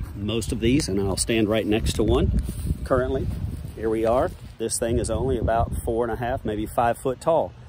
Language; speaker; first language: English; native; English